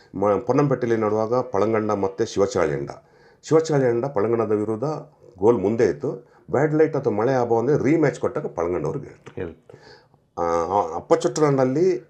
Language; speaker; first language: Kannada; non-native, local second language; Kodava